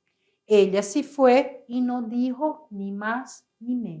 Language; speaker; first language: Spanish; non-native, fluent; Portuguese